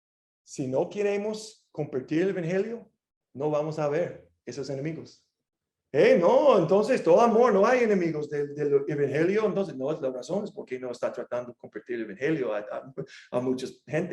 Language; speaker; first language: Spanish; non-native, fluent; English